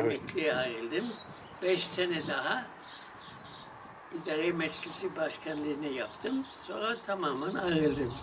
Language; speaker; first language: Turkish; non-native, fluent; German